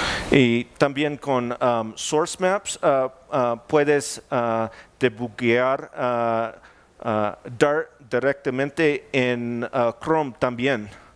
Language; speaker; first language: Spanish; non-native, learner; English